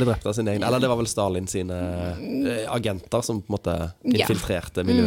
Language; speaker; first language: Norwegian; native; Norwegian